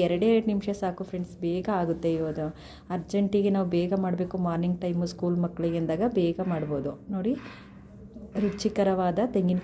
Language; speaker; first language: Kannada; native; Kannada